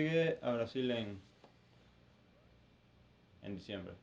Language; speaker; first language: Spanish; native; Spanish